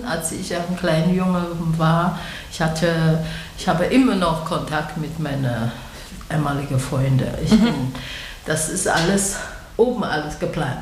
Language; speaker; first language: German; non-native, learner; Chinese